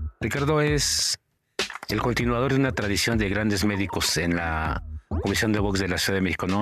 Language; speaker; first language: Spanish; native; Spanish